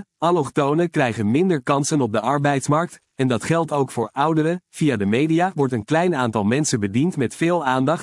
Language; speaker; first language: Dutch; native; Dutch